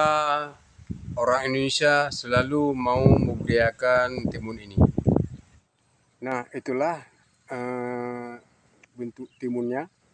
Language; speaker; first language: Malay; non-native, local second language; Achinese